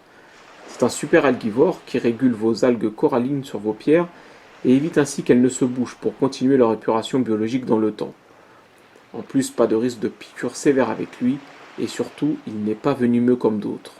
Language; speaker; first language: French; native; French